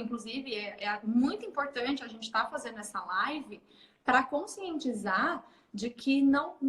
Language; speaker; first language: Portuguese; native; Portuguese